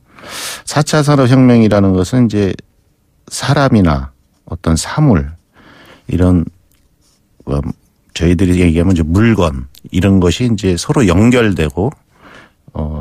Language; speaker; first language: Korean; native; Korean